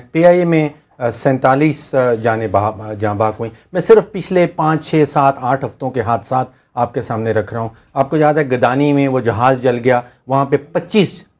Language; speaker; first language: Urdu; native; Urdu